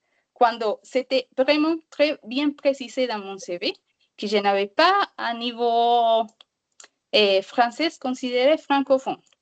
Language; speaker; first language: French; non-native, learner; Spanish